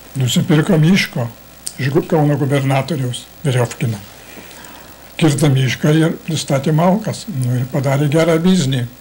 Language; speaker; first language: Lithuanian; native; Lithuanian